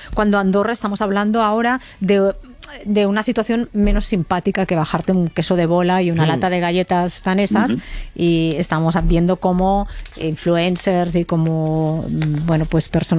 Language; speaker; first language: Spanish; native; Spanish